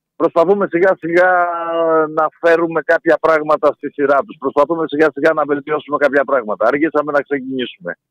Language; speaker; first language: Greek; native; Greek